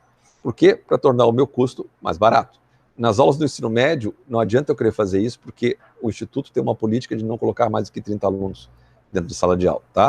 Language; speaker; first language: Portuguese; native; Portuguese